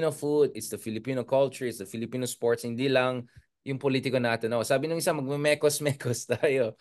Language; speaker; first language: English; non-native, local second language; Filipino